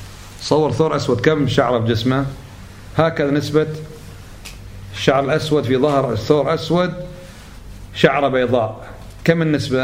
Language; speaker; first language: Arabic; native; Arabic